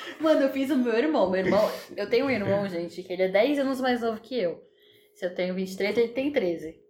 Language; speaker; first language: Portuguese; native; Portuguese